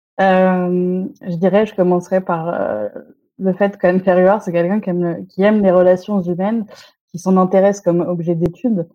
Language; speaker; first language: French; native; French